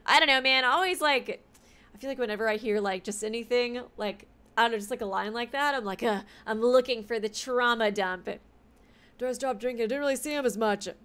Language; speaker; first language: English; native; English